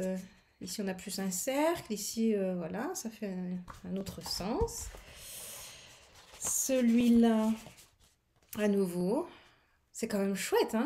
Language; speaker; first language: French; native; French